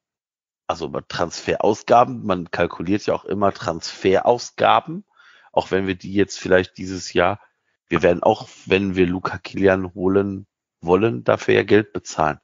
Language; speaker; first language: German; native; German